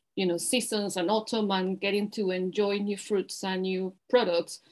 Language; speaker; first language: English; non-native, fluent; Spanish